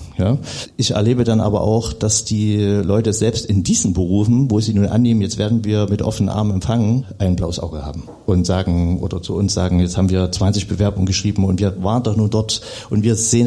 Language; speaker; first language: German; native; German